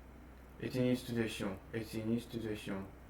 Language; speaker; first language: French; non-native, learner; Russian